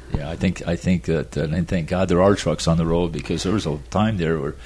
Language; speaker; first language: English; native; English